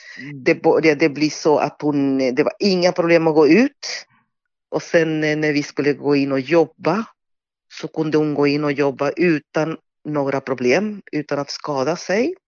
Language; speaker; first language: Swedish; non-native, fluent; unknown